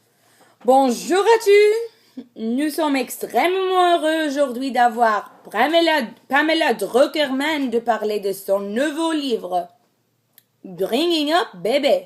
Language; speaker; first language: French; non-native, learner; English